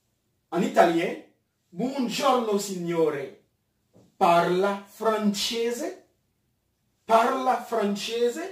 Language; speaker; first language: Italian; non-native, fluent; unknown